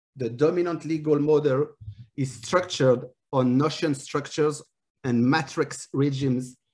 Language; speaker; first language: English; non-native, fluent; French